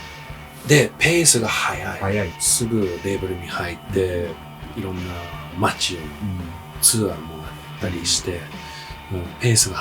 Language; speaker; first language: Japanese; early bilingual, heritage; English